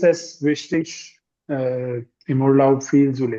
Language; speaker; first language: German; non-native, learner; Urdu